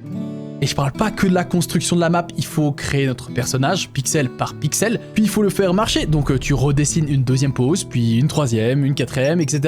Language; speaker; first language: French; native; French